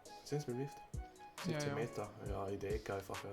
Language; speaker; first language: German; native; German